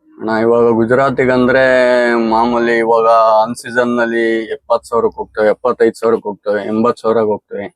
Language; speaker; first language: Kannada; native; Kannada